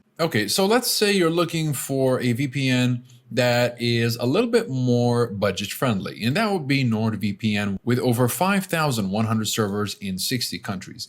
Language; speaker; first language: English; native; English